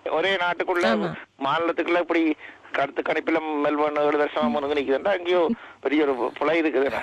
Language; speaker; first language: Tamil; native; Tamil